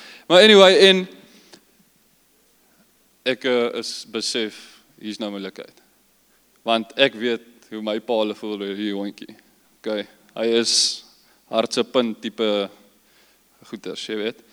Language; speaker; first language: Afrikaans; early bilingual, heritage; Afrikaans